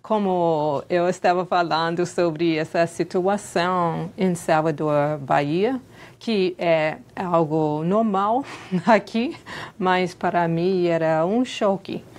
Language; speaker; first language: Portuguese; non-native, fluent; English